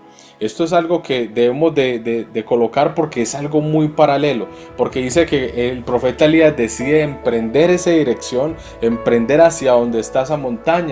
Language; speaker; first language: Spanish; native; Spanish